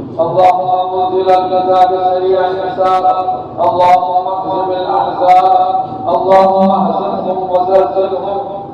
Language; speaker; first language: Arabic; non-native, fluent; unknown